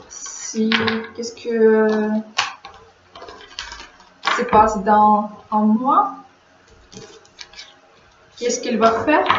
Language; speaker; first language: French; non-native, learner; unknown